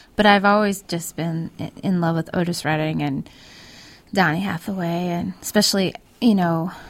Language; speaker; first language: English; native; English